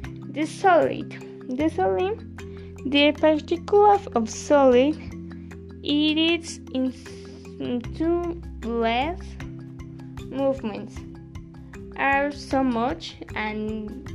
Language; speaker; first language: English; non-native, learner; Spanish